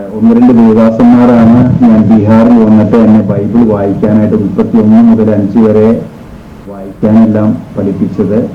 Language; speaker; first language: Malayalam; native; Malayalam